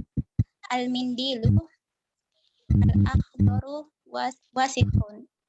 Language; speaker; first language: Arabic; non-native, learner; Indonesian